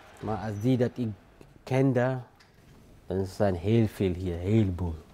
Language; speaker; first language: Dutch; non-native, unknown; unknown